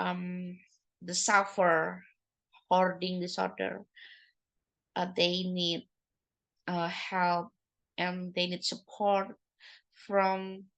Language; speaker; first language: English; non-native, learner; Indonesian